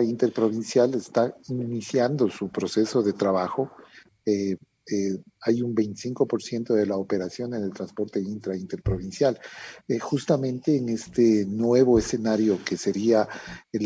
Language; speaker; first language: Spanish; native; Spanish